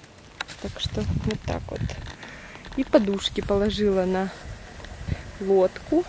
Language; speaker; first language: Russian; native; Russian